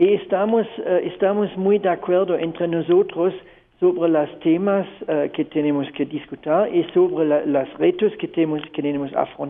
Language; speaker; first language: Spanish; non-native, fluent; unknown